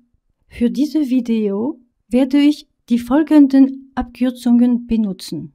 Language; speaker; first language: German; non-native, fluent; French